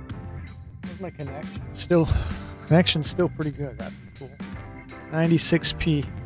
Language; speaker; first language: English; native; English